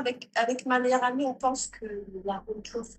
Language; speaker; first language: French; native; French